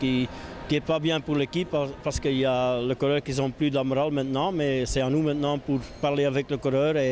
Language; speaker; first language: French; non-native, local second language; Dutch